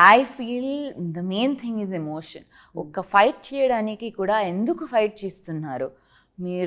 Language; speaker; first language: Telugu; non-native, learner; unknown